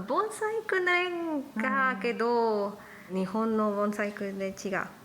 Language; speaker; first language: Japanese; non-native, learner; Spanish